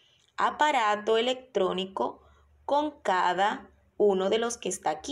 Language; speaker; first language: Spanish; non-native, fluent; Portuguese